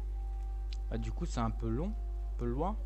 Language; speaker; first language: French; native; French